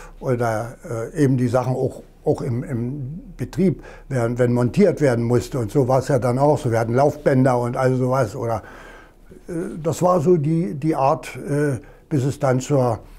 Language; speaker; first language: German; native; German